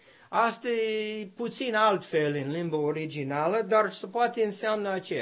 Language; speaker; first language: Romanian; non-native, learner; English